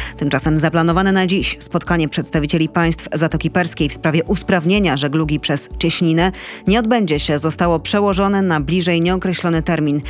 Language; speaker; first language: Polish; native; Polish